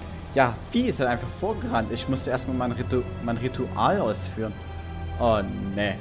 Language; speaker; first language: German; native; German